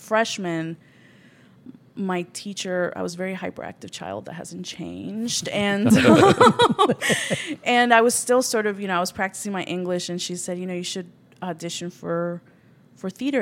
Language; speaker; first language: English; early bilingual, other home language; Spanish